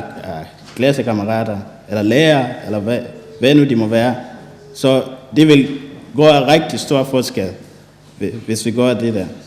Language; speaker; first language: Danish; non-native, fluent; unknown